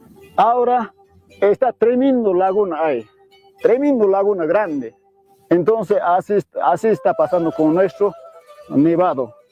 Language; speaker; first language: Spanish; non-native, local second language; Quechua